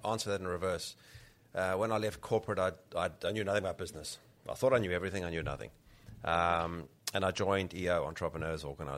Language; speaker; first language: English; native; English